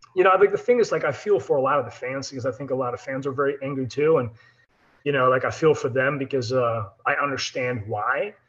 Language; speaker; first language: English; non-native, fluent; Dutch